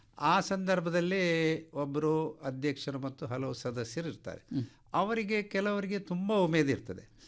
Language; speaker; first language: Kannada; non-native, local second language; Konkani